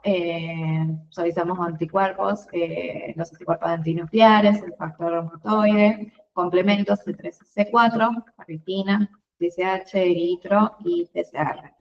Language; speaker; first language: Spanish; native; Spanish